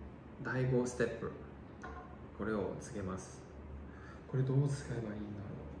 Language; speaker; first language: Japanese; non-native, fluent; Chinese